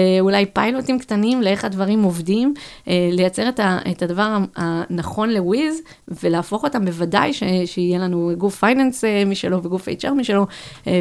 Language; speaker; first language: Hebrew; native; Hebrew